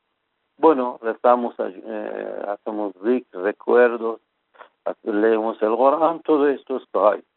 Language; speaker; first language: Spanish; non-native, fluent; Persian